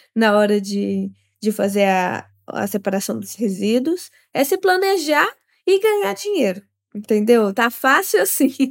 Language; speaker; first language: Portuguese; native; Portuguese